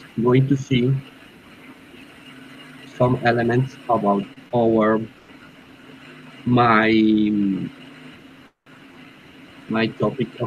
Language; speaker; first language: English; non-native, learner; Spanish